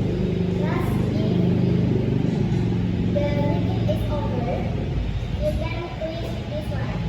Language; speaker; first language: English; non-native, learner; Indonesian